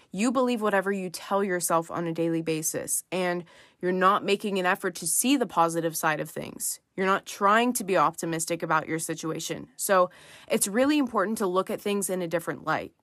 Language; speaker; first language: English; native; English